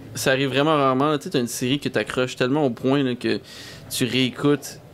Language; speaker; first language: French; native; French